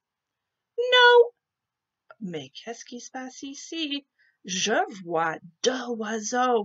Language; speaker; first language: French; non-native, fluent; English